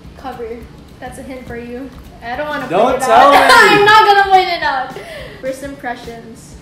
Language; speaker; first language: English; non-native, local second language; Filipino